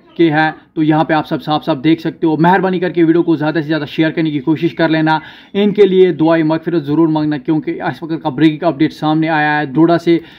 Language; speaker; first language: Hindi; non-native, local second language; Kashmiri